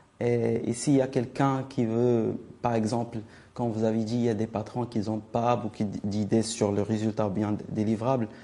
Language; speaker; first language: French; non-native, local second language; Arabic